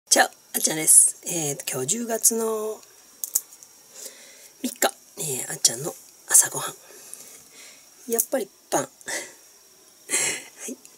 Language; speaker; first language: Japanese; native; Japanese